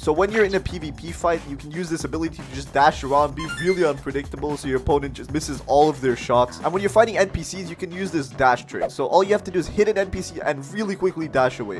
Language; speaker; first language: English; native; English